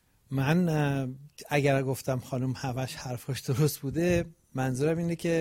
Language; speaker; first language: Persian; native; Persian